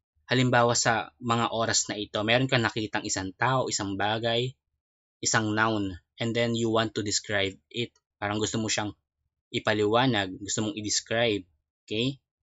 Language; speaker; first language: Filipino; native; Filipino